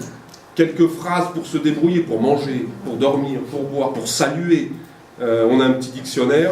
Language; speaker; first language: French; native; French